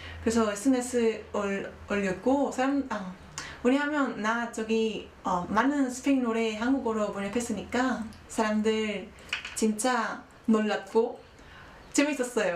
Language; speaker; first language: Korean; non-native, learner; Spanish